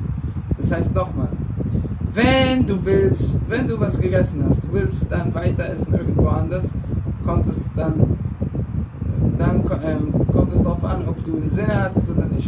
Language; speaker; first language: German; non-native, fluent; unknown